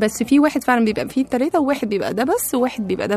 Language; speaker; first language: Arabic; native; Arabic